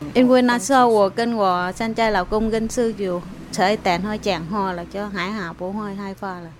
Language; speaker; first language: Chinese; non-native, learner; Vietnamese